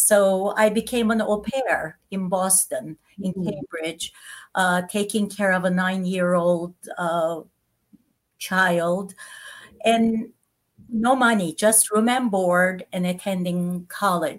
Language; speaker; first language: English; non-native, fluent; Turkish